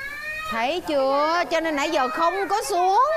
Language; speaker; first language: Vietnamese; native; Vietnamese